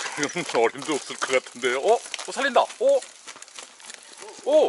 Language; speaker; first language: Korean; native; Korean